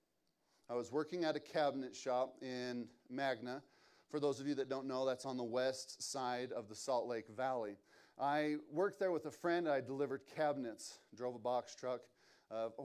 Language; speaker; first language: English; native; English